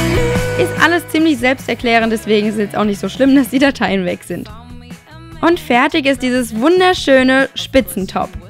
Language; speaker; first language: German; native; German